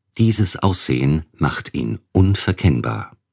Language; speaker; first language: German; native; German